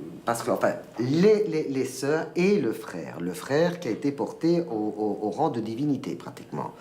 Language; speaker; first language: French; early bilingual, other home language; Spanish